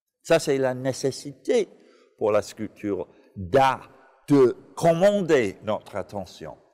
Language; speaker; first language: French; non-native, fluent; English